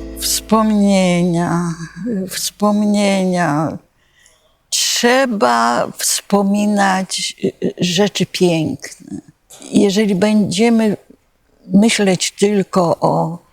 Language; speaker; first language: Polish; native; Polish